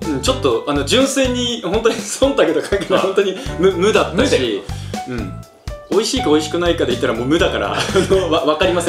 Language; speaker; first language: Japanese; native; Japanese